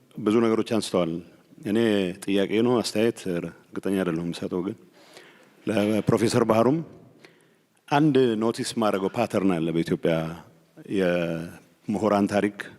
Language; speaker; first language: Amharic; non-native, local second language; Tigrinya